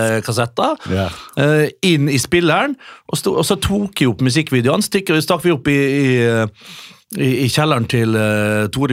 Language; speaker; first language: Norwegian; native; Norwegian